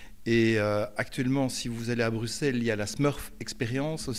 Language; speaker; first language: French; native; French